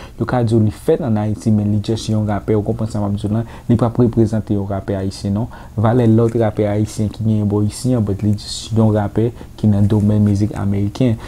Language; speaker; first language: Haitian Creole; early bilingual, heritage; Haitian Creole